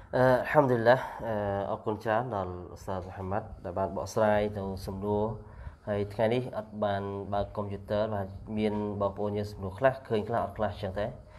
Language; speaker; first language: Khmer; non-native, local second language; Eastern Cham